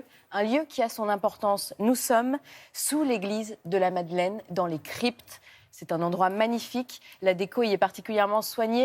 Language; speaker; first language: French; native; French